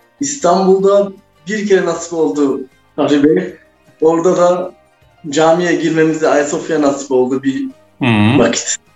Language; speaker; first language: Turkish; early bilingual, heritage; Turkish